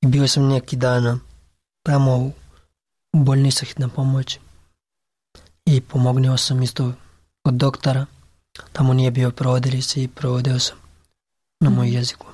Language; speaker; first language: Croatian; non-native, learner; Pashto